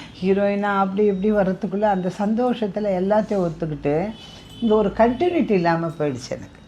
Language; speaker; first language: Tamil; non-native, local second language; Telugu